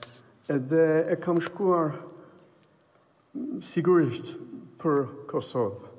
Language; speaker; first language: Albanian; non-native, fluent; English